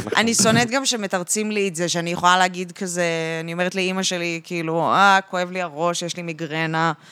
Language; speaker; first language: Hebrew; native; Hebrew